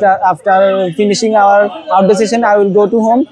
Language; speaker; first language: English; non-native, learner; Bangla